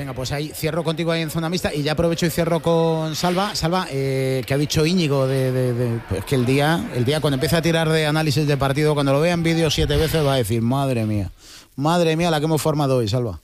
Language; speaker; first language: Spanish; native; Spanish